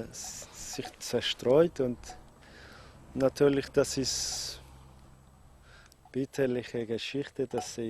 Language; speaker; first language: German; non-native, fluent; Aramaic